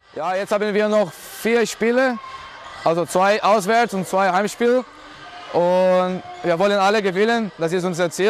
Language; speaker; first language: German; non-native, learner; Portuguese